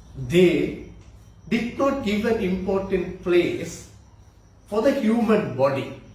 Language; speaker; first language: English; non-native, local second language; Tamil